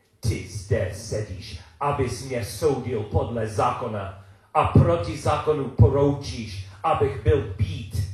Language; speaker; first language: Czech; non-native, learner; English